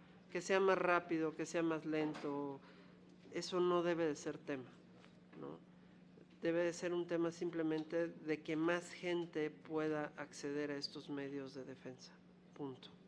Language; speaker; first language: Spanish; native; Spanish